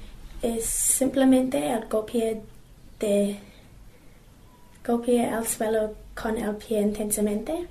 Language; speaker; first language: Spanish; non-native, learner; English